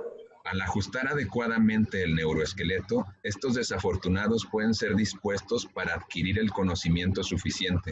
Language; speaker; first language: Spanish; native; Spanish